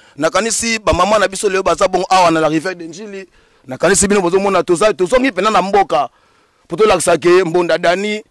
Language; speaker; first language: Lingala; native; Lingala